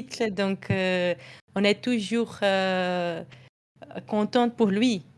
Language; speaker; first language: French; non-native, fluent; Portuguese